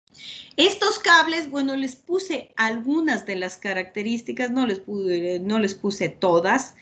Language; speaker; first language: Spanish; native; Spanish